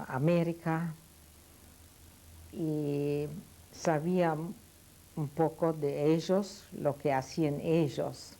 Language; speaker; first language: Spanish; non-native, fluent; Yiddish